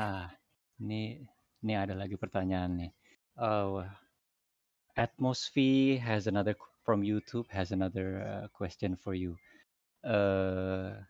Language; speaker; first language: English; non-native, fluent; Indonesian